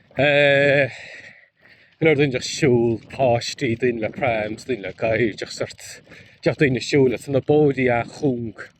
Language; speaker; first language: Irish; native; Irish